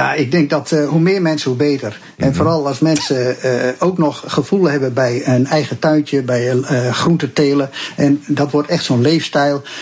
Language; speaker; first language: Dutch; native; Dutch